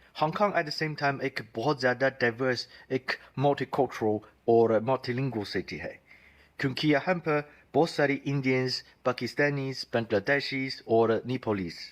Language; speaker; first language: Urdu; non-native, fluent; Chinese